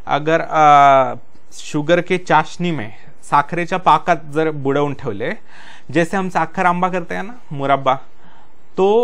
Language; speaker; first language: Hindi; non-native, local second language; Marathi